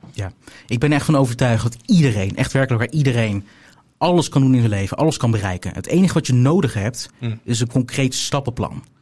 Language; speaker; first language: Dutch; native; Dutch